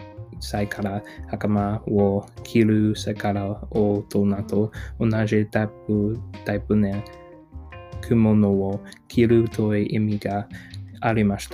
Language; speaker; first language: Japanese; non-native, learner; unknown